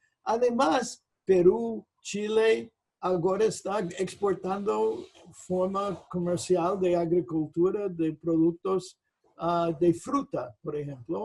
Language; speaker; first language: Spanish; non-native, fluent; English